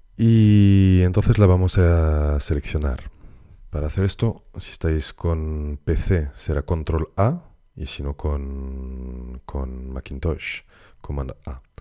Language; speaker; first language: Spanish; native; Spanish